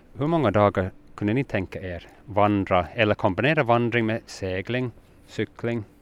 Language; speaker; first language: Swedish; native; Swedish